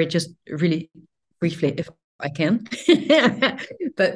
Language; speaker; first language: English; non-native, fluent; Danish